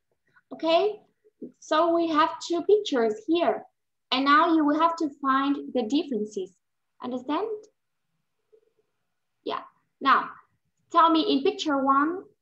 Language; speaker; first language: English; non-native, fluent; Vietnamese